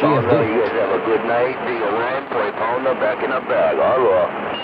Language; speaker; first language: English; native; English